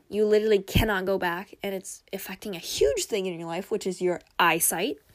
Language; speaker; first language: English; early bilingual, other home language; Korean